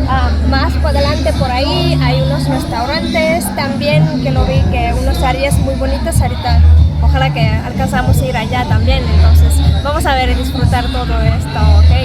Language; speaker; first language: Spanish; non-native, fluent; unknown